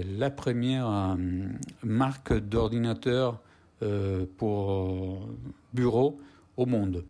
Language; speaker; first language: French; non-native, fluent; Italian